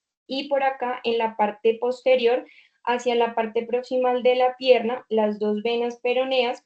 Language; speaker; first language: Spanish; native; Spanish